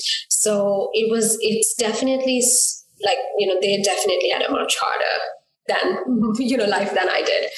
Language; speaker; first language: English; non-native, local second language; Sinhala